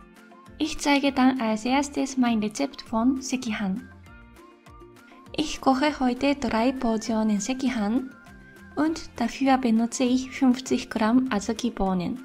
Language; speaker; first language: German; non-native, fluent; Japanese